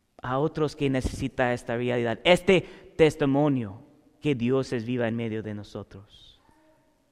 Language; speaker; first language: Spanish; non-native, learner; English